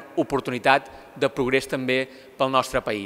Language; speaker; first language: Catalan; native; Catalan